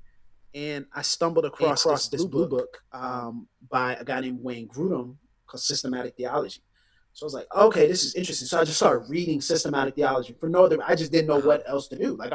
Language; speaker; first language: English; native; English